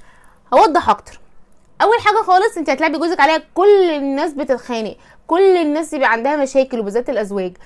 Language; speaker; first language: Arabic; native; Arabic